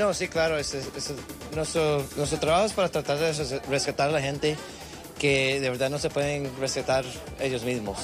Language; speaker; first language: Spanish; early bilingual, heritage; Spanish